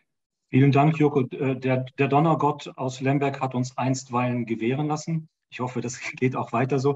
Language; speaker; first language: German; native; German